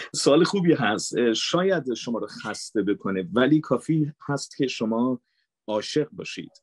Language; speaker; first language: Persian; native; Persian